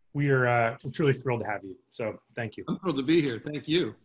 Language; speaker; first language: English; native; English